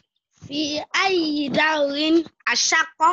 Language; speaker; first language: Arabic; non-native, learner; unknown